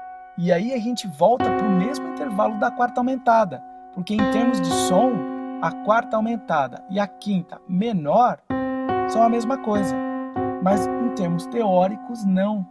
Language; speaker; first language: Portuguese; native; Portuguese